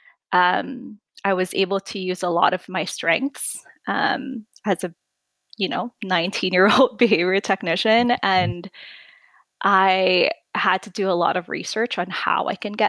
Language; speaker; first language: English; non-native, local second language; Filipino